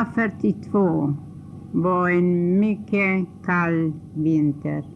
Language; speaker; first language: Swedish; non-native, fluent; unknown